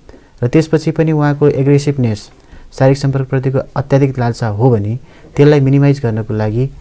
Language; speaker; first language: Nepali; native; Nepali